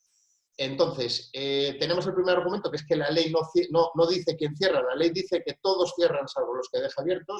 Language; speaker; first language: Spanish; native; Spanish